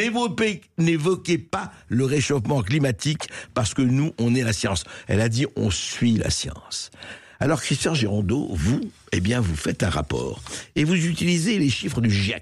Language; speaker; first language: French; native; French